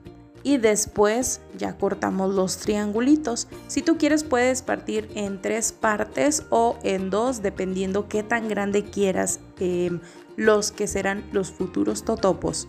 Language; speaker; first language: Spanish; native; Spanish